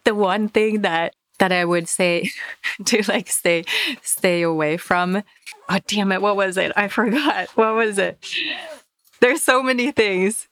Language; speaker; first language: English; non-native, fluent; Finnish